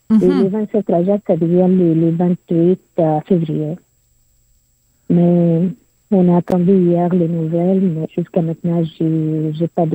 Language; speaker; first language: French; non-native, learner; Arabic